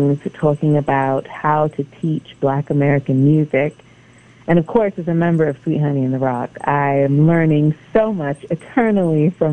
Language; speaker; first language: English; native; English